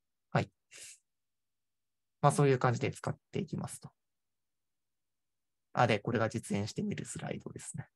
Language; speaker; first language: Japanese; native; Japanese